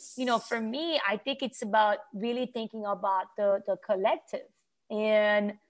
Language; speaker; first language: English; non-native, fluent; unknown